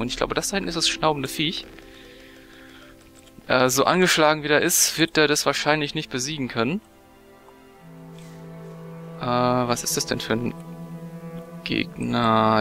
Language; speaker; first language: German; native; German